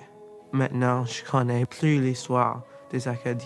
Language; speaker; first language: French; non-native, learner; English